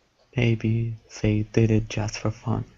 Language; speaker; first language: English; non-native, learner; Arabic